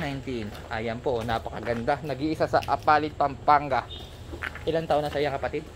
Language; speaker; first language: Filipino; native; Filipino